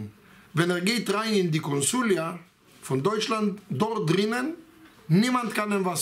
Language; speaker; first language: German; non-native, fluent; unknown